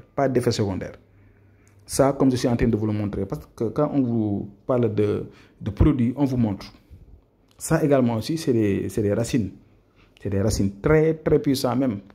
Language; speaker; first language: French; non-native, local second language; Wolof